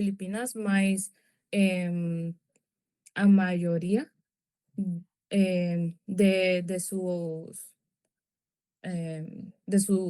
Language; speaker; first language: Portuguese; non-native, learner; Spanish